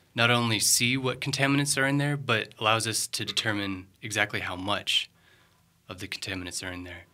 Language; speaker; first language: English; native; English